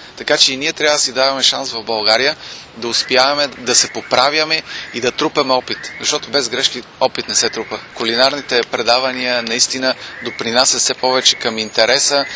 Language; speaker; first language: Bulgarian; non-native, fluent; German